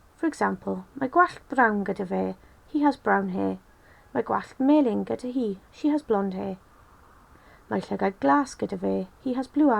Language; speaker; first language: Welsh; non-native, local second language; English